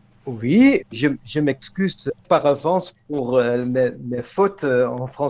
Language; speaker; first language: French; non-native, fluent; Dutch